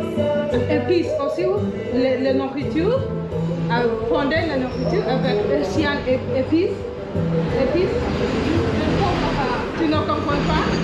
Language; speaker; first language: French; non-native, learner; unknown